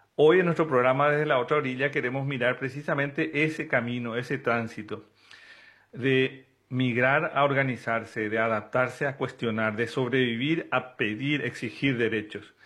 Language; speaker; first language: Spanish; native; Spanish